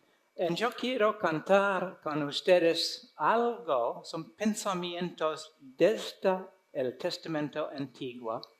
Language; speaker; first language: Spanish; non-native, fluent; English